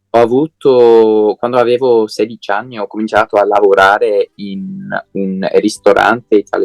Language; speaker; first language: Italian; non-native, fluent; English